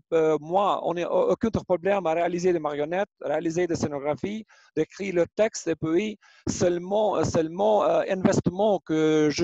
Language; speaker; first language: French; non-native, learner; Albanian